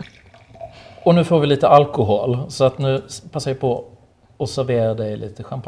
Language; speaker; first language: Swedish; native; Swedish